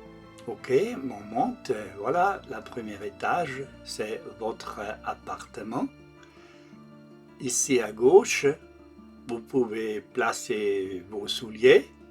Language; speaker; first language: French; non-native, local second language; German